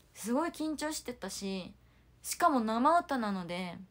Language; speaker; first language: Japanese; non-native, fluent; Korean